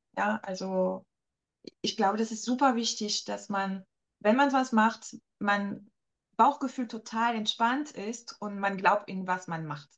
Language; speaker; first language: German; non-native, fluent; French